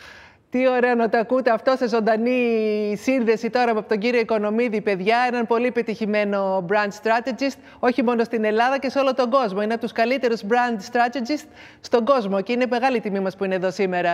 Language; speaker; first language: Greek; native; Greek